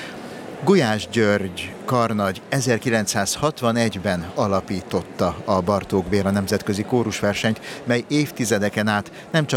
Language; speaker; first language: Hungarian; native; Hungarian